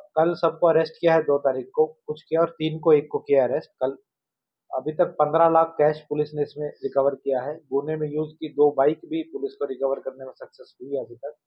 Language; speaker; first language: Hindi; non-native, local second language; Marathi